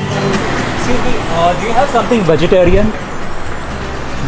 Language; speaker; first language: English; non-native, local second language; Hindi